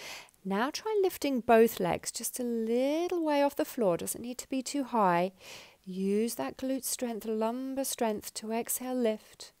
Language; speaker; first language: English; native; English